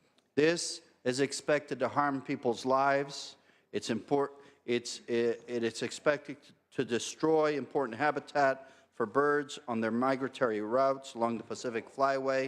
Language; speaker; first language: English; native; English